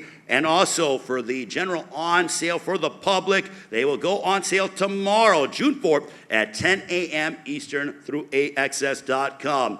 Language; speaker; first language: English; native; English